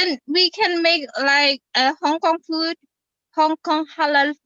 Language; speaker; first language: English; non-native, fluent; Indonesian